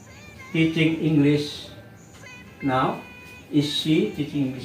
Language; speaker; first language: English; non-native, fluent; Indonesian